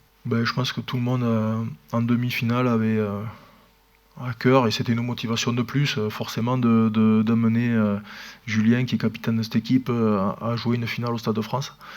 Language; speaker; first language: French; native; French